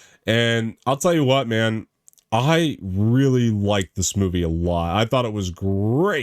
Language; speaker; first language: English; native; English